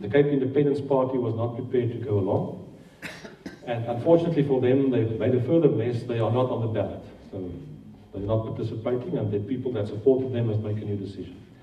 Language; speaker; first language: English; non-native, local second language; Afrikaans